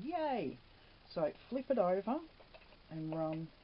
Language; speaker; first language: English; native; English